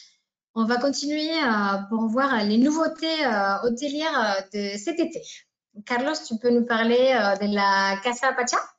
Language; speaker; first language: French; native; French